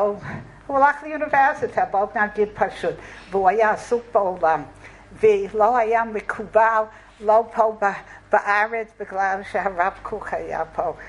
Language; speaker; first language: Hebrew; non-native, fluent; English